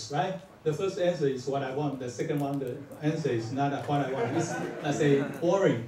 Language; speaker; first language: English; non-native, fluent; Chinese